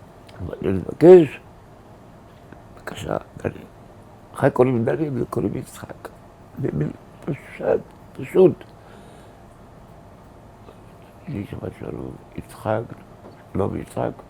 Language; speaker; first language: Hebrew; early bilingual, other home language; Arabic